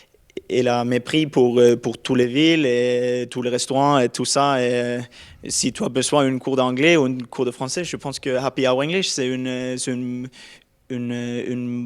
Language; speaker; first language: French; non-native, learner; Norwegian